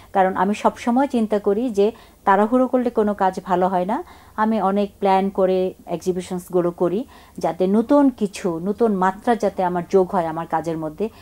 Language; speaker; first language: Bangla; non-native, local second language; Chakma